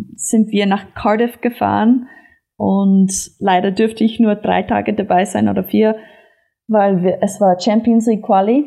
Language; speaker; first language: German; non-native, fluent; English